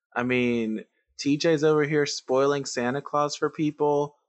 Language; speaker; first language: English; non-native, fluent; Spanish